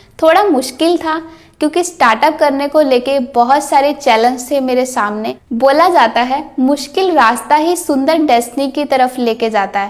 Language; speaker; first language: Hindi; native; Hindi